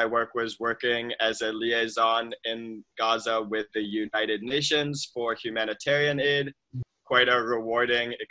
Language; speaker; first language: English; native; English